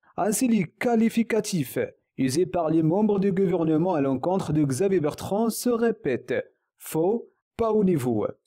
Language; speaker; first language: French; native; French